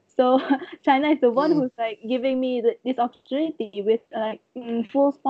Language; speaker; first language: English; non-native, local second language; Malay